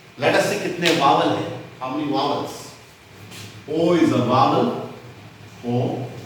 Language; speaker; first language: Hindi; non-native, local second language; Konkani